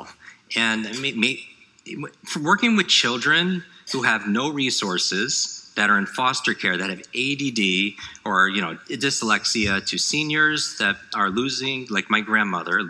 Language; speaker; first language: English; native; English